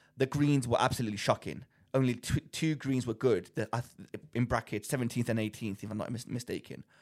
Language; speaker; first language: English; non-native, fluent; Greek